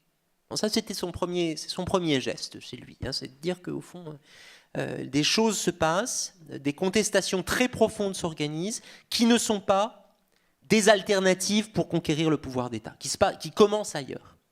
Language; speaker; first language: French; native; French